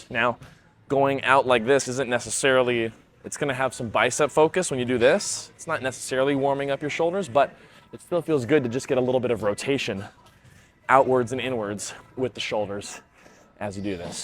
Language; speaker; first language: English; native; English